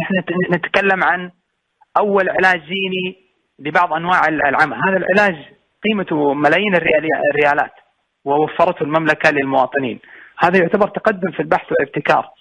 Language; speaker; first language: Arabic; native; Arabic